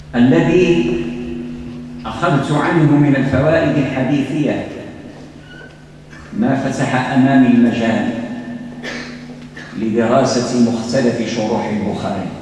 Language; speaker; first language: Arabic; native; Arabic